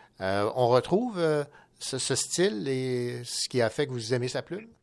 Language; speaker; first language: French; native; French